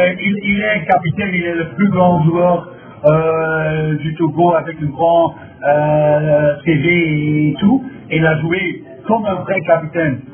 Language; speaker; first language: French; non-native, fluent; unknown